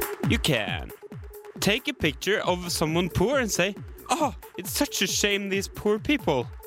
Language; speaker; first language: English; non-native, fluent; Norwegian